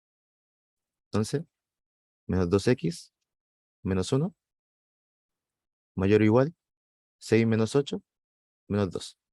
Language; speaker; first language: Spanish; native; Spanish